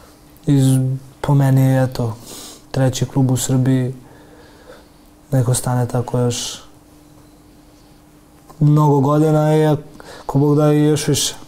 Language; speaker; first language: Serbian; early bilingual, heritage; Serbian